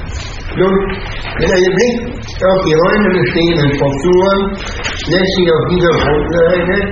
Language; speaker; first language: German; native; German